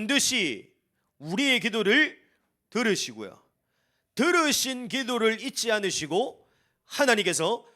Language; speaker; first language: Korean; native; Korean